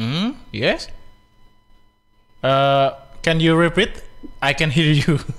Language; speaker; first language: English; non-native, fluent; Indonesian